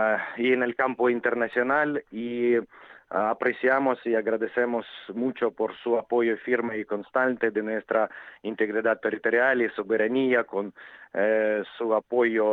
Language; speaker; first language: Spanish; non-native, fluent; Ukrainian